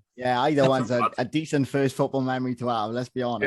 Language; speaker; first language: English; native; English